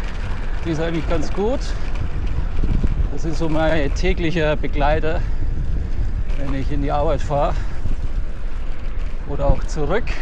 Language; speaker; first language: German; native; German